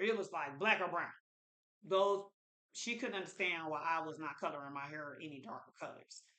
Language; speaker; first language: English; native; English